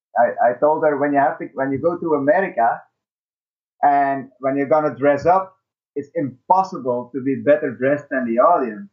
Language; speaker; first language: English; non-native, fluent; Dutch